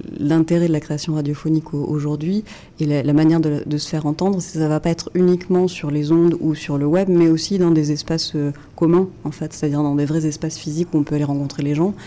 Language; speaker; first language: French; native; French